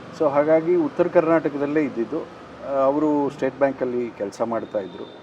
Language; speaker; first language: Kannada; native; Kannada